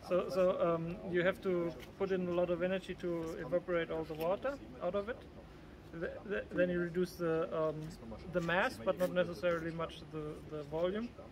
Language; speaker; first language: English; non-native, fluent; German